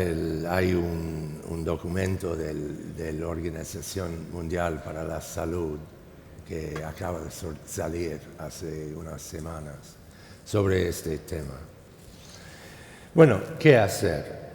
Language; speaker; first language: Spanish; non-native, fluent; English